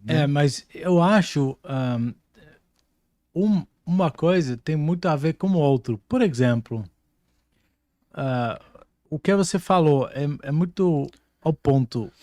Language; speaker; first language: Portuguese; non-native, fluent; Dutch